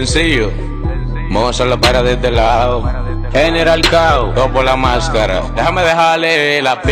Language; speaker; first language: Spanish; native; Spanish